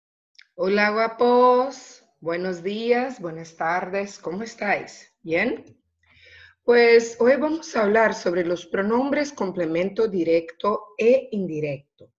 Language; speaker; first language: Spanish; non-native, fluent; Portuguese